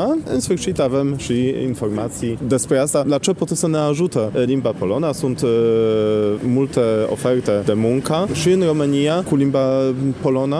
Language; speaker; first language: Romanian; non-native, fluent; Polish